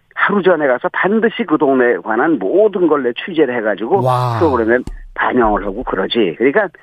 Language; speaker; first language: Korean; native; Korean